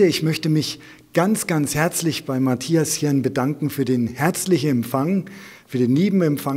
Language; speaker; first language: German; native; German